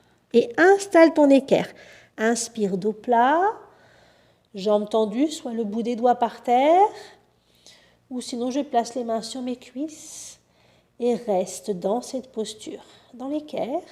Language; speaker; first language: French; native; French